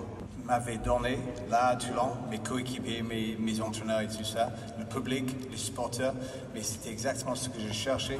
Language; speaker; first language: French; non-native, fluent; English